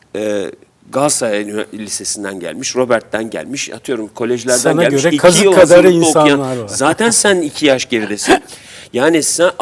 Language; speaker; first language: Turkish; native; Turkish